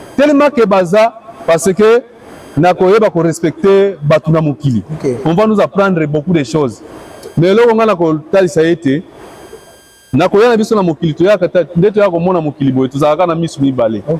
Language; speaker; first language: Lingala; non-native, local second language; Kongo